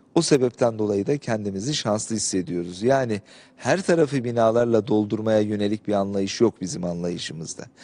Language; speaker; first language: Turkish; native; Turkish